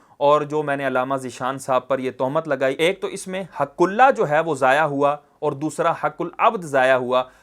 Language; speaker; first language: Urdu; non-native, local second language; Punjabi